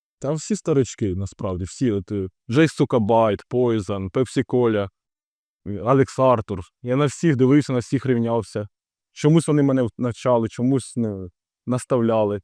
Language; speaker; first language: Ukrainian; non-native, local second language; Russian